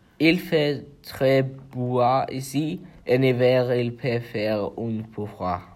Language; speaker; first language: French; non-native, learner; Norwegian